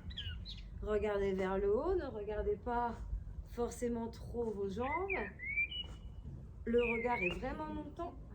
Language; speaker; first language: French; native; French